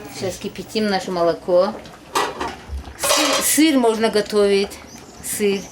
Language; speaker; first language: Russian; non-native, local second language; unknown